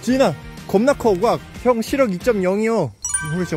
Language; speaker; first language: Korean; native; Korean